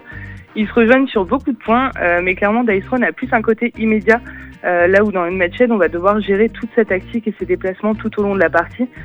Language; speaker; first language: French; native; French